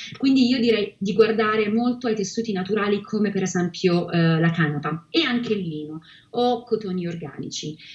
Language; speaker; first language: Italian; native; Italian